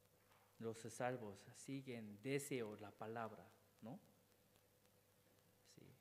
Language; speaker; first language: Spanish; non-native, learner; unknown